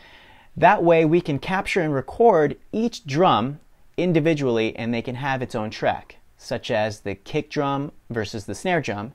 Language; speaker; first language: English; native; English